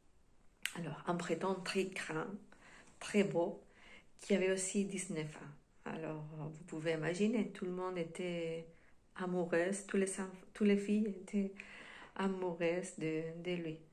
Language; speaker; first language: French; non-native, fluent; Spanish